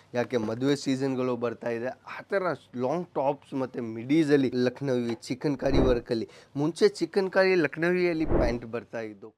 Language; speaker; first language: Kannada; non-native, local second language; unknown